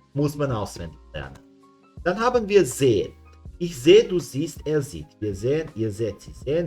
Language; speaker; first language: German; non-native, fluent; Serbian